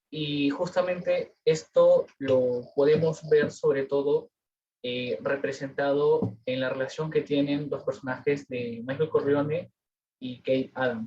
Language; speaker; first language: Spanish; native; Spanish